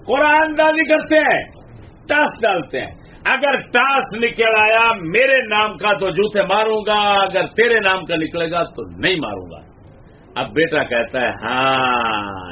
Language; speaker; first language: Urdu; non-native, local second language; Punjabi